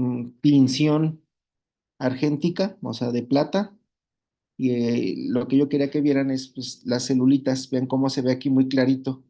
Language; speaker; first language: Spanish; native; Spanish